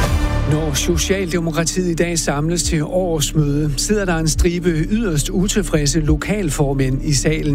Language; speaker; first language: Danish; native; Danish